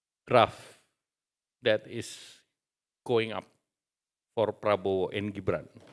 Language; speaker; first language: English; non-native, fluent; Indonesian